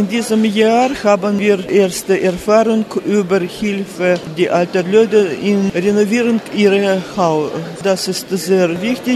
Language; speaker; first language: German; non-native, fluent; Russian